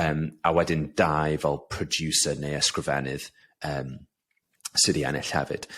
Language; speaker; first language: Welsh; non-native, local second language; English